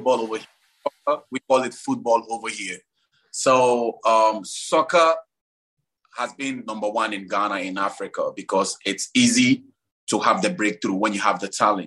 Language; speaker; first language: English; non-native, local second language; Ewe